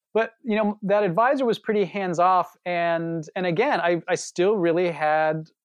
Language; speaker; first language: English; native; English